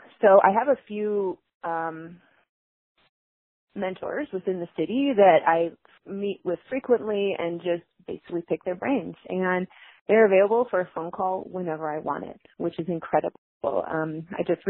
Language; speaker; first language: English; native; English